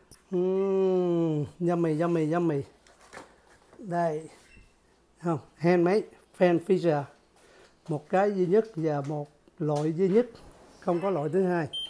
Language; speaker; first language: Vietnamese; native; Vietnamese